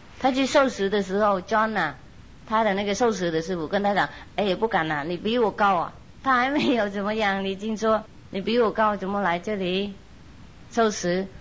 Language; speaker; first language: Chinese; non-native, fluent; Vietnamese